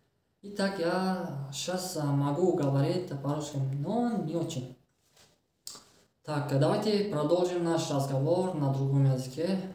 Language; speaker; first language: Russian; non-native, learner; Tajik